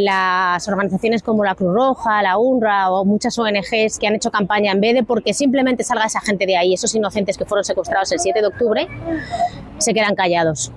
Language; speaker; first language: Spanish; native; Spanish